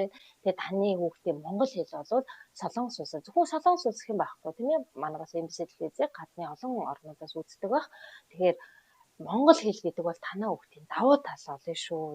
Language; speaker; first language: Mongolian; native; Mongolian